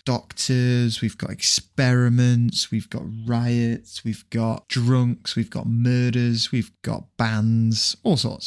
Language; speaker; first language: English; native; English